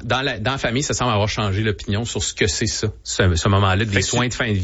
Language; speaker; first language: French; native; French